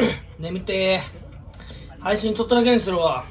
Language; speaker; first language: Japanese; native; Japanese